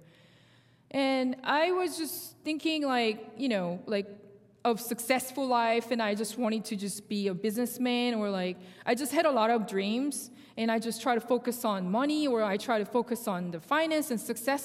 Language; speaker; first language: English; non-native, fluent; Korean